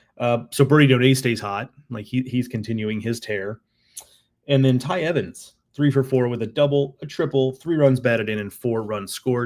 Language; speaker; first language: English; native; English